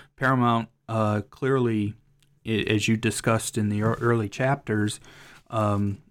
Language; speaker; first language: English; native; English